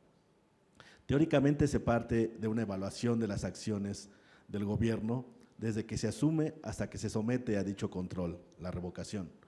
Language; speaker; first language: Spanish; native; Spanish